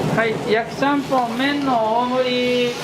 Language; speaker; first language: Japanese; native; Japanese